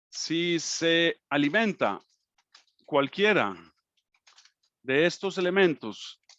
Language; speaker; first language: Spanish; native; Spanish